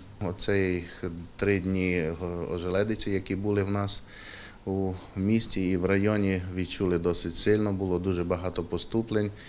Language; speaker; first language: Ukrainian; native; Ukrainian